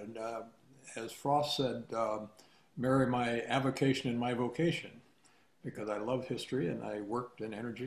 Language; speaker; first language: English; native; English